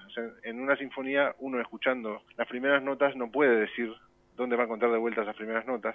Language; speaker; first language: Spanish; native; Spanish